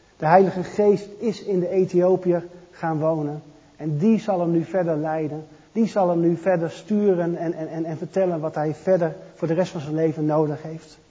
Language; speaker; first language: Dutch; native; Dutch